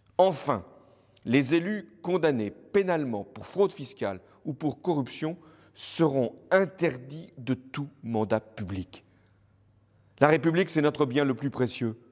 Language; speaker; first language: French; native; French